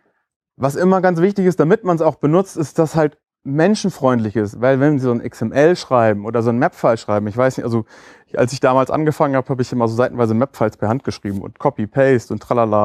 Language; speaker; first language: German; native; German